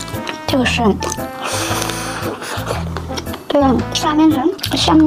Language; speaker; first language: Chinese; non-native, learner; Korean